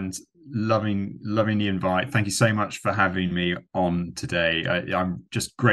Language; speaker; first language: English; native; English